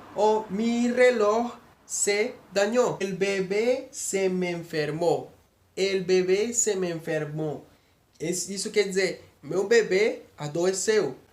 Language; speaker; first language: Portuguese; native; Portuguese